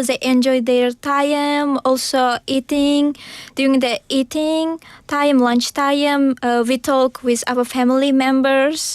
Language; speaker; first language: English; non-native, learner; Uzbek